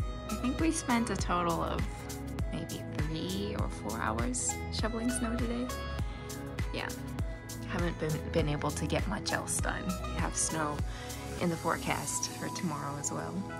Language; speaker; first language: English; native; English